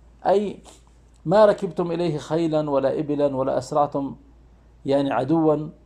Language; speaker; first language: Arabic; native; Arabic